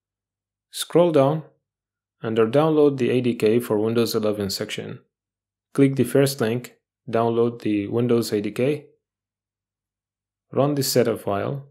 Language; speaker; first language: English; non-native, fluent; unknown